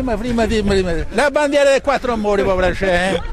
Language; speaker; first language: Italian; non-native, local second language; Sardinian